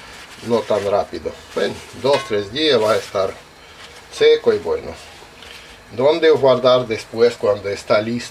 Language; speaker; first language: Spanish; non-native, learner; Russian